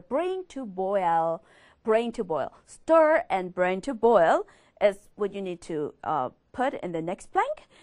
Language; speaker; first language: English; non-native, fluent; Korean